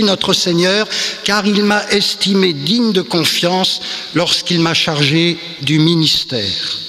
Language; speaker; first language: French; native; French